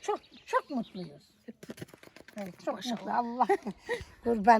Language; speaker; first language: Turkish; native; Turkish